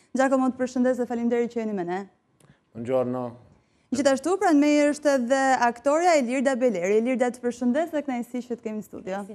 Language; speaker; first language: Albanian; native; Albanian